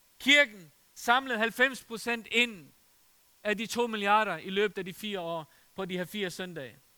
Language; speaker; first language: Danish; non-native, fluent; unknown